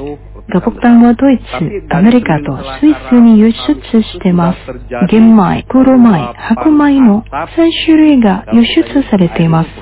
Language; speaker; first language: Japanese; non-native, fluent; Indonesian